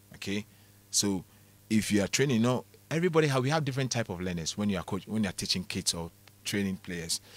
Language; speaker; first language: English; non-native, local second language; Akan